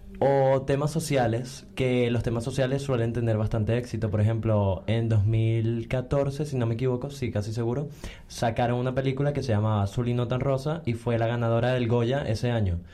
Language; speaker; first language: Spanish; native; Spanish